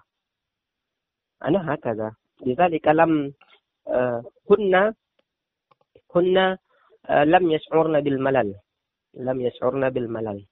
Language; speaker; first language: Arabic; non-native, learner; Indonesian